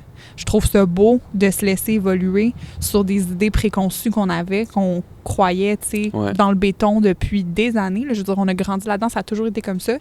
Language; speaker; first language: French; native; French